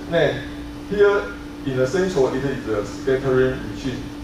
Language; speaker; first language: English; non-native, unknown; Chinese